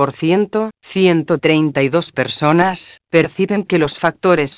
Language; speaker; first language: Spanish; native; Spanish